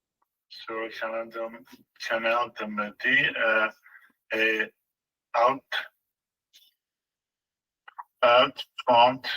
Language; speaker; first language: French; non-native, learner; English